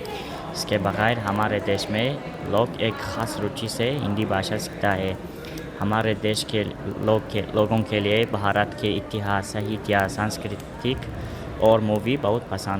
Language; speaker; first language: Hindi; non-native, learner; Tajik